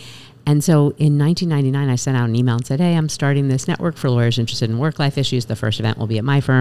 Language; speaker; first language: English; native; English